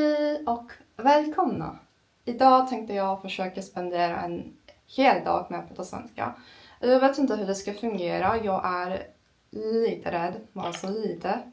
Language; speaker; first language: Swedish; non-native, learner; Turkish